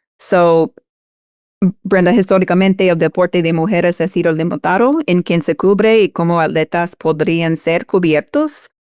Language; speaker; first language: Spanish; non-native, fluent; English